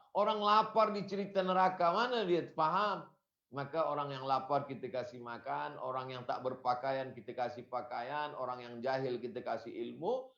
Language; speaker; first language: Malay; non-native, fluent; Indonesian